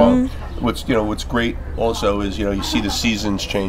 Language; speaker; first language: English; native; English